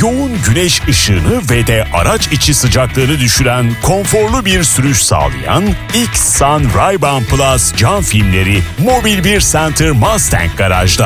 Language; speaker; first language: Turkish; native; Turkish